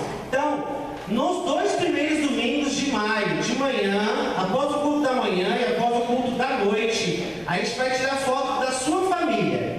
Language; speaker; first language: Portuguese; native; Portuguese